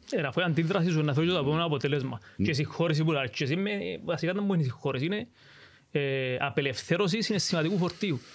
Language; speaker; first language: Greek; native; Greek